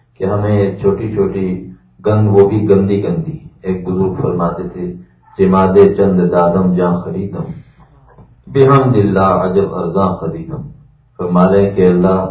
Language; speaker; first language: Urdu; native; Urdu